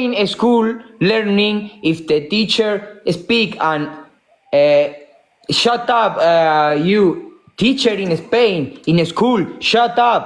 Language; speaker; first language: English; non-native, learner; Spanish